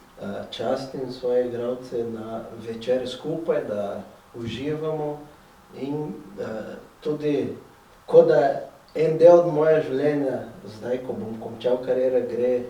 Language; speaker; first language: Slovenian; non-native, fluent; Portuguese